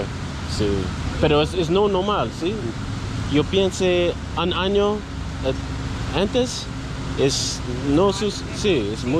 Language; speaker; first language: Spanish; non-native, learner; English